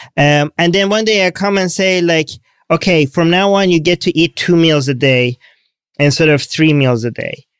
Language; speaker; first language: English; non-native, fluent; Persian